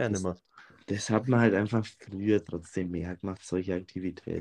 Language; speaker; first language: German; native; German